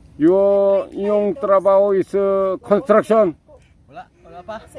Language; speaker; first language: Filipino; non-native, learner; Korean